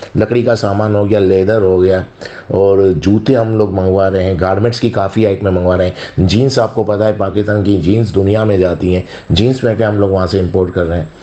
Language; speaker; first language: Urdu; non-native, local second language; Sindhi